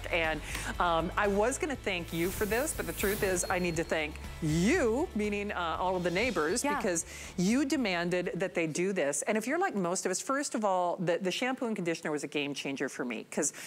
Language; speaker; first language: English; native; English